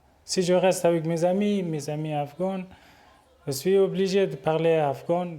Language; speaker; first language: French; non-native, learner; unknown